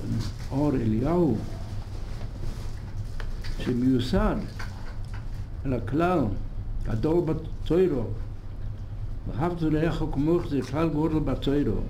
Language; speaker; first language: Hebrew; non-native, fluent; English